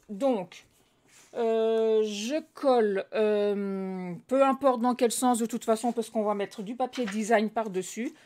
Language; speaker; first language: French; native; French